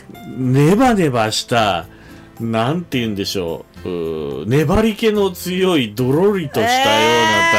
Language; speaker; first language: Japanese; native; Japanese